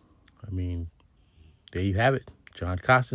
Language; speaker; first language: English; native; English